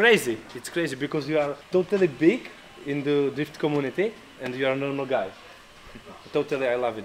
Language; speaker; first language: English; non-native, learner; Polish